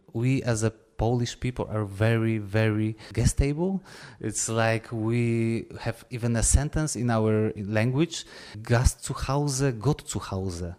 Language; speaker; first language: English; non-native, fluent; Polish